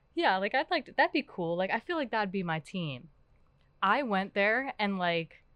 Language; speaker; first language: English; native; English